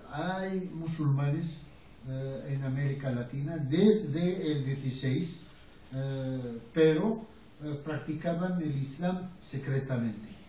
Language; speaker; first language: Spanish; non-native, fluent; Arabic